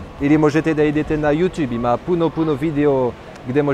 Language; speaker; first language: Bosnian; non-native, learner; French